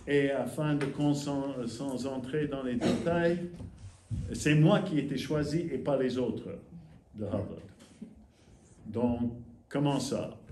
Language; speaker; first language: French; non-native, fluent; English